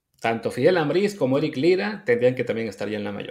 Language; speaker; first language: Spanish; native; Spanish